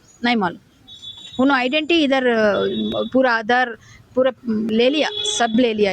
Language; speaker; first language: Hindi; non-native, local second language; Telugu